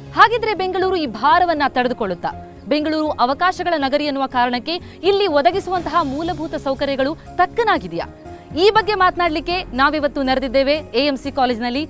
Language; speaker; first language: Kannada; native; Kannada